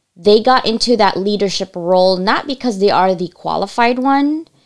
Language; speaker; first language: English; early bilingual, other home language; Cebuano